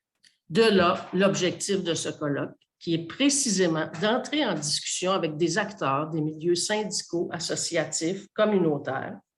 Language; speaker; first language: French; native; French